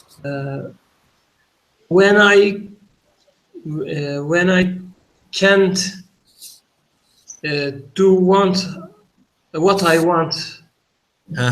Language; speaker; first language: English; non-native, learner; Turkish